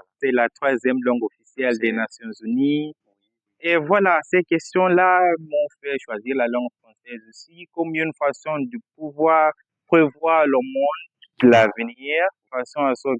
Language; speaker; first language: French; non-native, fluent; Portuguese